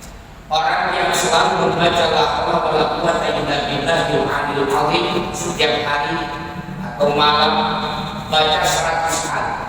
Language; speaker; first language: Indonesian; non-native, local second language; Sundanese